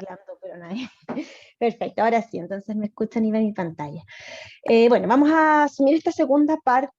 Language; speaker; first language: Spanish; native; Spanish